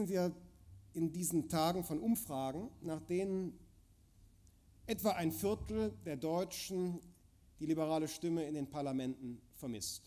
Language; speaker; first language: German; native; German